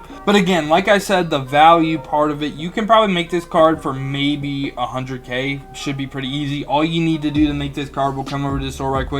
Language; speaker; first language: English; native; English